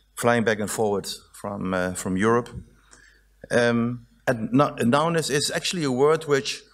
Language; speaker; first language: English; non-native, fluent; Dutch